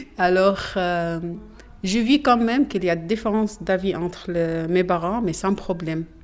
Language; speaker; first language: French; non-native, learner; Arabic